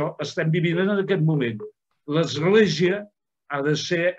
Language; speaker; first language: Catalan; native; Catalan